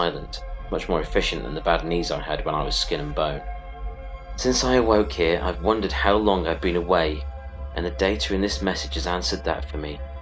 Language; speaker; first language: English; native; English